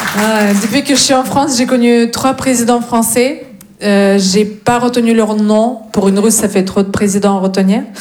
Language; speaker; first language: French; non-native, fluent; Russian